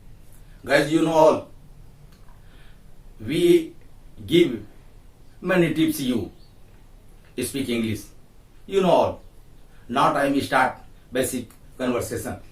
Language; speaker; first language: English; non-native, learner; Hindi